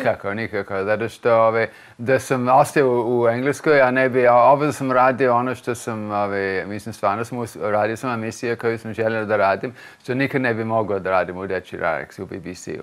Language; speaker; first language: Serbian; non-native, fluent; English